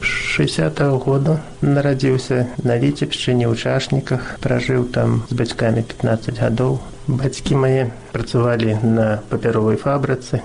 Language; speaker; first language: Belarusian; native; Belarusian